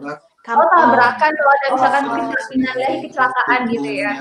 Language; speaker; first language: Indonesian; native; Indonesian